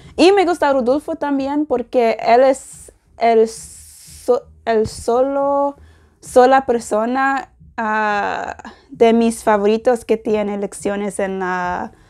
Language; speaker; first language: Spanish; non-native, learner; English